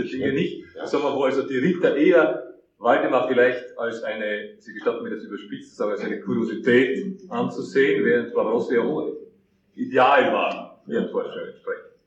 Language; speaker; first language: German; native; German